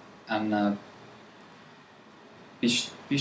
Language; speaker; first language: Arabic; non-native, learner; English